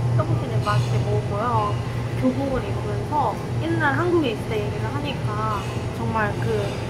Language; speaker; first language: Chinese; non-native, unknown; Korean